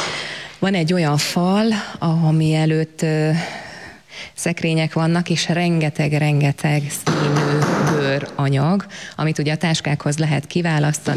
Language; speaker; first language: Hungarian; native; Hungarian